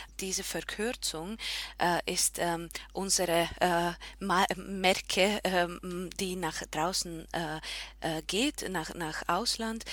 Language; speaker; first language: German; non-native, fluent; Slovak